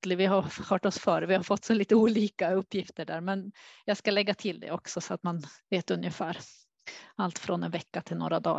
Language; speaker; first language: Swedish; native; Swedish